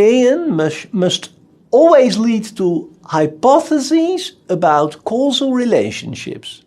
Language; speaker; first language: English; non-native, fluent; Dutch